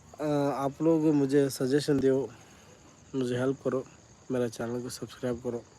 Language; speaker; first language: Hindi; non-native, local second language; Kannada